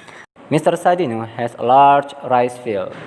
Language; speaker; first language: English; non-native, fluent; Indonesian